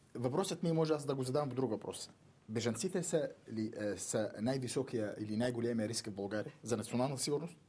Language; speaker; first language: Bulgarian; non-native, fluent; Arabic